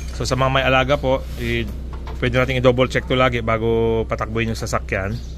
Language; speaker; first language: Filipino; non-native, local second language; Iloko